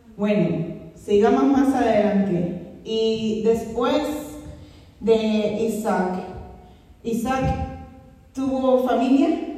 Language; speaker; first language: Spanish; non-native, fluent; English